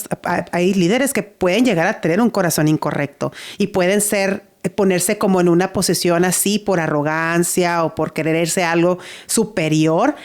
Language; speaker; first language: Spanish; native; Spanish